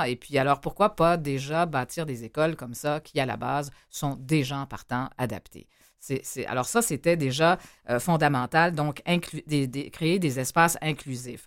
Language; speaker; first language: French; native; French